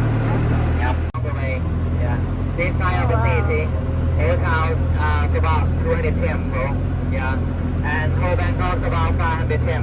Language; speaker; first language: English; non-native, fluent; Thai